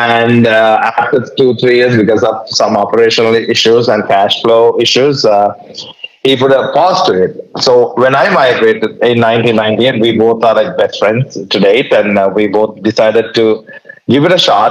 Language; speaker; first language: English; non-native, local second language; Sinhala